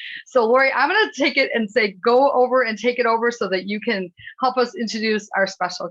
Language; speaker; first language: English; native; English